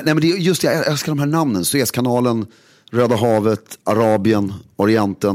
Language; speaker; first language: Swedish; native; Swedish